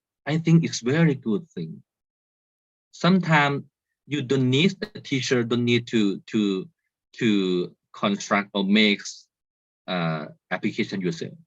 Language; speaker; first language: English; non-native, learner; Thai